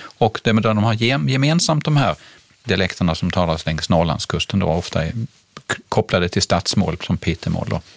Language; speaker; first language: Swedish; native; Swedish